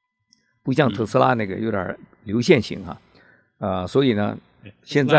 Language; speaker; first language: Chinese; native; Chinese